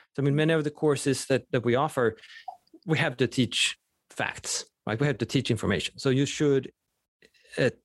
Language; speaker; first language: English; non-native, fluent; Swedish